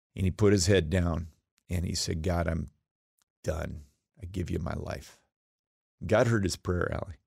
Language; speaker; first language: English; native; English